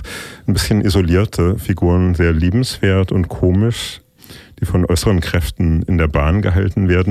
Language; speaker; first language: German; native; German